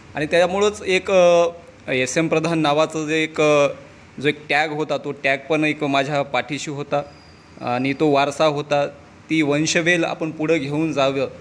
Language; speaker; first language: Marathi; native; Marathi